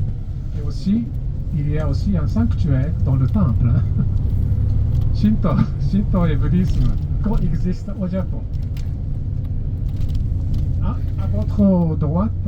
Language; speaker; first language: French; non-native, fluent; Japanese